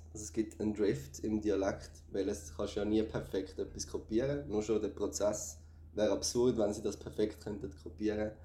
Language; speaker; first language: German; native; German